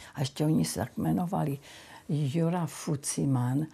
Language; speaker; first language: Czech; native; Czech